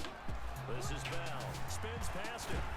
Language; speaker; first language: English; native; English